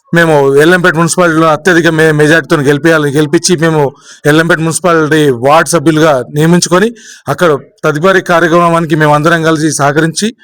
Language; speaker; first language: Telugu; native; Telugu